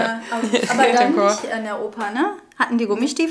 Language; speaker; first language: German; native; German